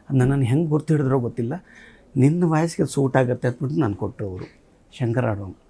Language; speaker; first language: Kannada; non-native, local second language; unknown